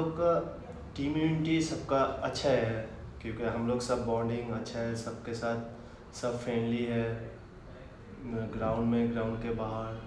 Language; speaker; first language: Hindi; non-native, local second language; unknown